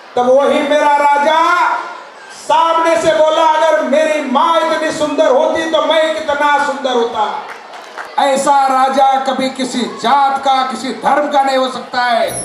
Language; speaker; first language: Hindi; non-native, local second language; Marathi